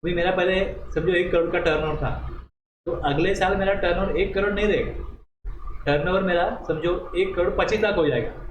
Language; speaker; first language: Hindi; non-native, local second language; Marathi